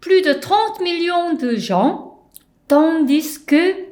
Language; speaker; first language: French; non-native, fluent; Korean